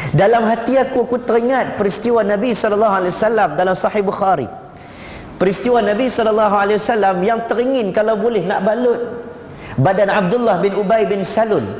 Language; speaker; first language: Malay; native; Malay